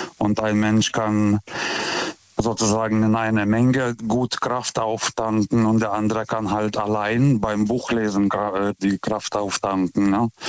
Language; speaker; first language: German; non-native, fluent; Lithuanian